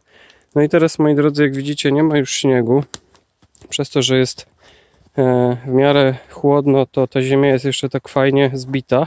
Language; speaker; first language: Polish; native; Polish